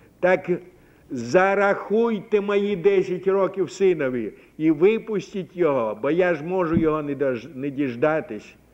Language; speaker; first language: Ukrainian; native; Ukrainian